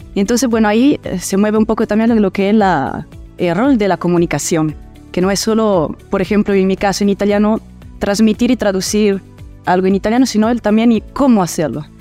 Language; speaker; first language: Spanish; early bilingual, heritage; Italian